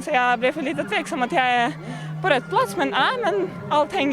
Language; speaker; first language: Swedish; non-native, fluent; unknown